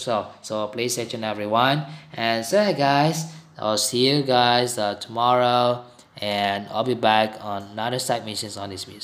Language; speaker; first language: English; non-native, learner; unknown